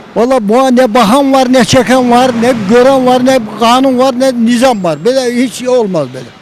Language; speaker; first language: Turkish; native; Turkish